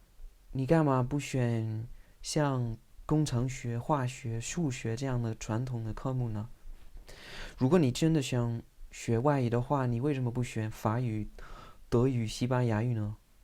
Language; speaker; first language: Chinese; non-native, fluent; English